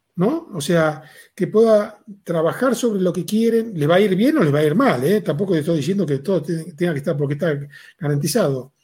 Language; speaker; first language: Spanish; native; Spanish